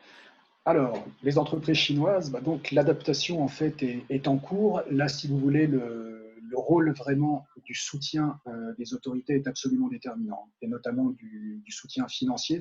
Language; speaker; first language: French; native; French